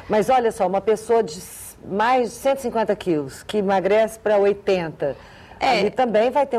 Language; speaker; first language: Portuguese; native; Portuguese